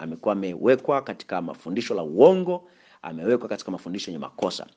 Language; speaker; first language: Swahili; native; Swahili